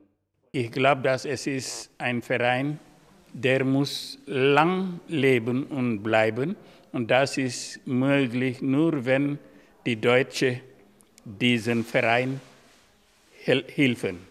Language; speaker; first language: German; non-native, learner; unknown